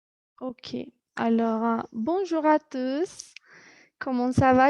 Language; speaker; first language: French; non-native, fluent; Spanish